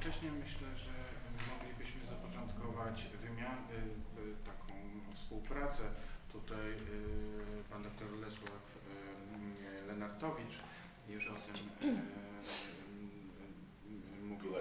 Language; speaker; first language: Polish; native; Polish